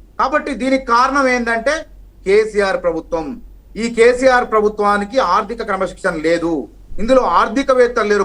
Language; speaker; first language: Telugu; native; Telugu